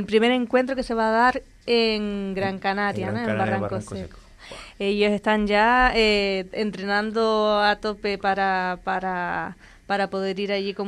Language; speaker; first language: Spanish; native; Spanish